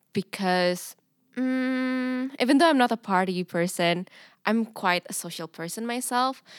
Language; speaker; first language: English; non-native, fluent; Indonesian